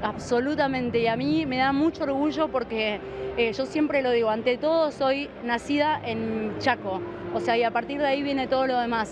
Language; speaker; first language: Spanish; native; Spanish